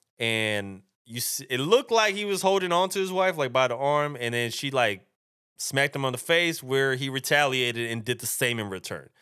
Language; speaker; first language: English; native; English